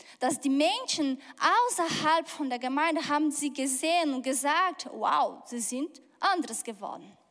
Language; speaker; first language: German; non-native, fluent; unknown